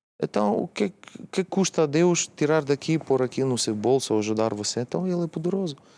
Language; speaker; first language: Portuguese; non-native, fluent; Russian